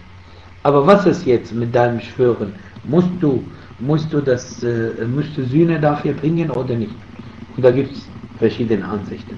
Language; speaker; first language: German; non-native, fluent; Arabic